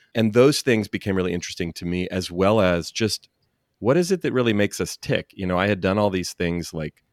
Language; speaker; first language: English; native; English